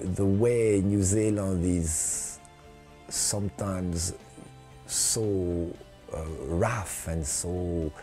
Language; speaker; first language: English; non-native, fluent; French